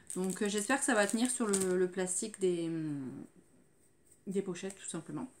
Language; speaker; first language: French; native; French